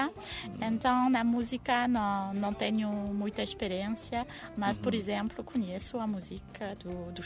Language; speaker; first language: Portuguese; non-native, fluent; French